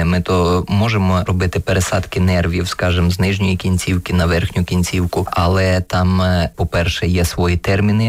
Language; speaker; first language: Ukrainian; native; Ukrainian